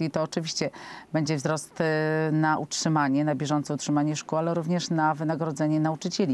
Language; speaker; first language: Polish; native; Polish